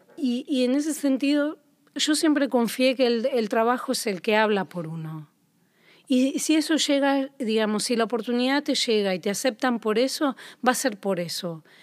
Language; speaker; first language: Spanish; native; Spanish